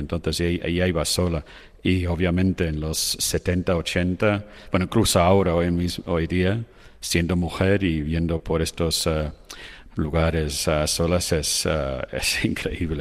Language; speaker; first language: Spanish; non-native, fluent; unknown